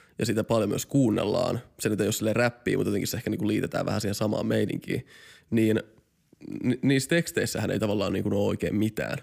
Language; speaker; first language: Finnish; native; Finnish